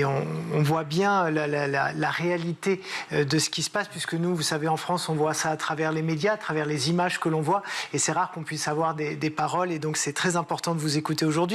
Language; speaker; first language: French; native; French